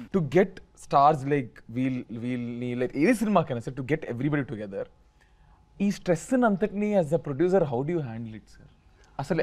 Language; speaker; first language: Telugu; native; Telugu